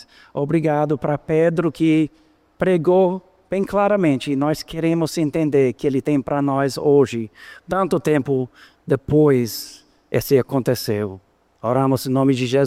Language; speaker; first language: Portuguese; non-native, fluent; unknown